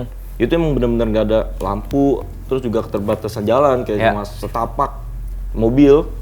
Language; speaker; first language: Indonesian; native; Indonesian